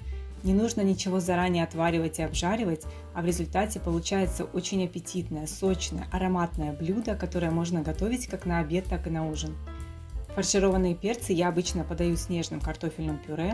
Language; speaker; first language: Russian; native; Russian